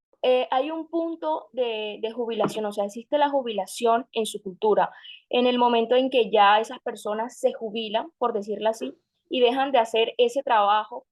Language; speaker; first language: Spanish; native; Spanish